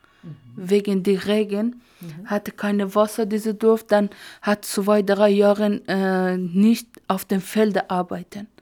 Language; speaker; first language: German; non-native, learner; Persian